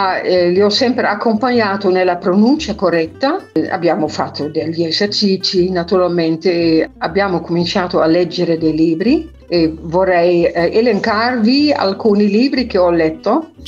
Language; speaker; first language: Italian; non-native, fluent; Dutch